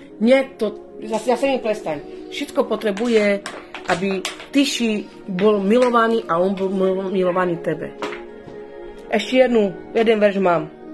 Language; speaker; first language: Slovak; non-native, local second language; Romany